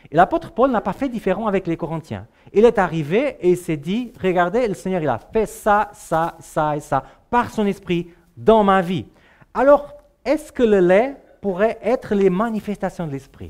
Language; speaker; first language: French; native; French